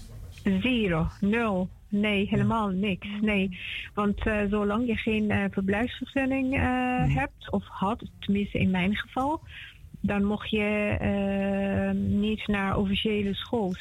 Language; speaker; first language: Dutch; non-native, fluent; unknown